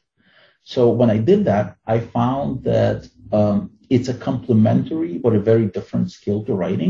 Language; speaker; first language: English; non-native, fluent; Russian